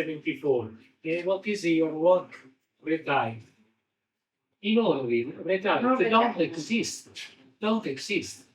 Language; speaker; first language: English; non-native, learner; Italian